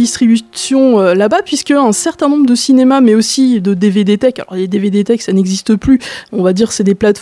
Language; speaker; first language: French; native; French